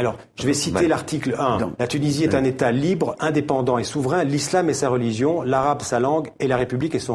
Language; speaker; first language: French; native; French